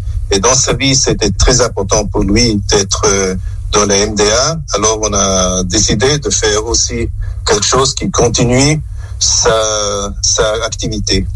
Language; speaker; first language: French; non-native, local second language; German